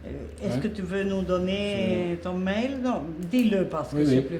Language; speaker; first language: French; non-native, fluent; Spanish